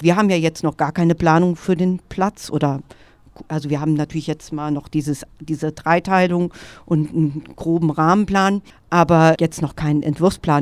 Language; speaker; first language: German; native; German